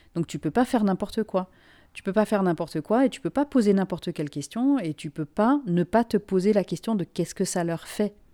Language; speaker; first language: French; non-native, local second language; Finnish